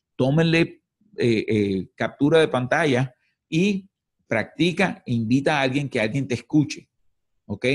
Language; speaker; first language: Spanish; native; Spanish